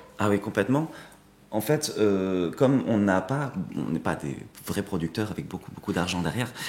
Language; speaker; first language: French; native; French